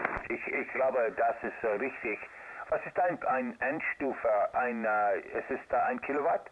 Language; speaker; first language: German; non-native, learner; English